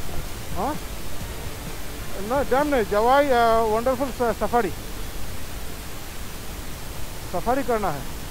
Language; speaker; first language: Hindi; non-native, local second language; Bangla